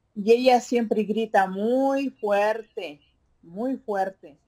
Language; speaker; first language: Spanish; native; Spanish